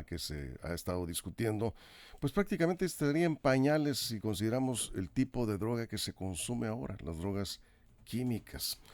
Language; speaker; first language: Spanish; native; Spanish